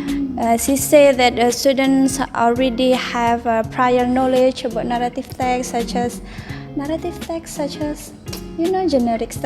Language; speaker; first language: English; non-native, learner; Indonesian